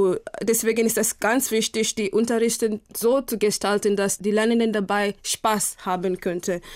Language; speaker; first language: German; non-native, fluent; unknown